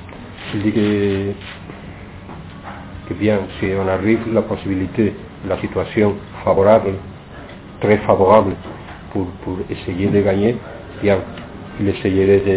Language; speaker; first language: French; non-native, fluent; Spanish